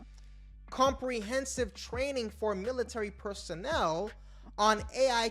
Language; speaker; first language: English; native; English